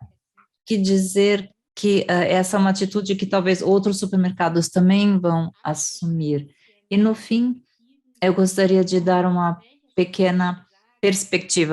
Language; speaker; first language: Portuguese; non-native, fluent; German